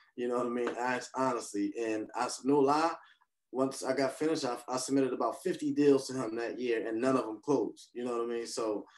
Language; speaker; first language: English; native; English